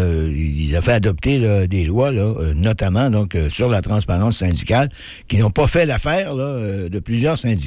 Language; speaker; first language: French; native; French